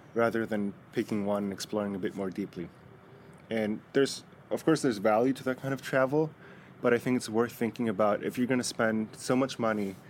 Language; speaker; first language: English; non-native, fluent; Greek